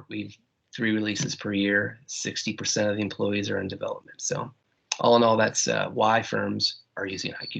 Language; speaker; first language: English; native; English